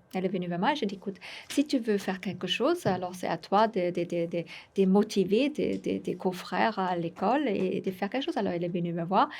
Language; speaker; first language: French; non-native, fluent; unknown